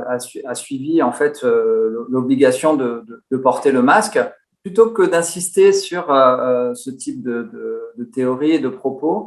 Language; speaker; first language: French; native; French